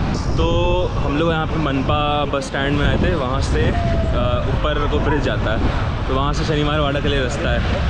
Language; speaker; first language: Hindi; native; Hindi